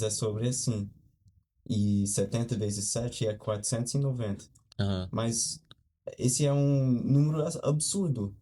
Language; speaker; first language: Portuguese; early bilingual, heritage; Portuguese